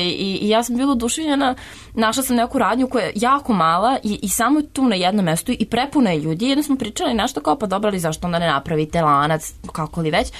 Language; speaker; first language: Serbian; native; Serbian